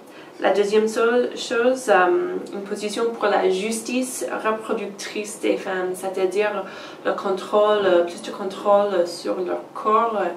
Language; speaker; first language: French; non-native, fluent; English